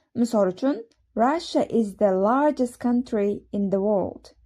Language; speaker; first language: English; non-native, fluent; Uzbek